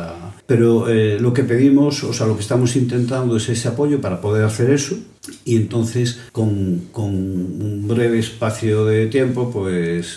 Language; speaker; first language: Spanish; native; Spanish